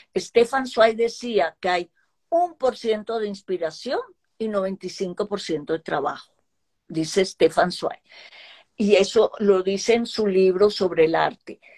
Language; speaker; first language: Spanish; early bilingual, other home language; Hebrew